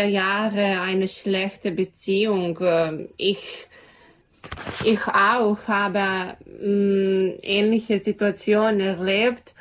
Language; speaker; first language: German; non-native, learner; Serbian